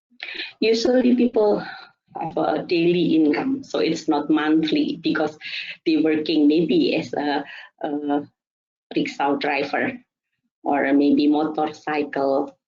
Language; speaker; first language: English; non-native, fluent; Indonesian